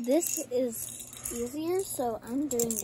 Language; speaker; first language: English; native; English